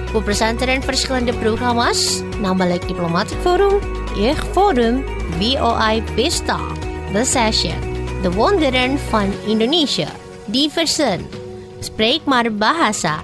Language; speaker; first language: Dutch; non-native, fluent; Indonesian